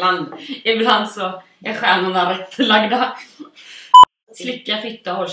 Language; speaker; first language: Swedish; native; Swedish